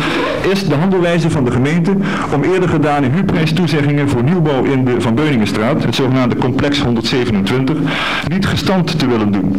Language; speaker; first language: Dutch; native; Dutch